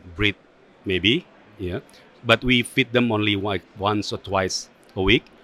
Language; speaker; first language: English; non-native, fluent; Indonesian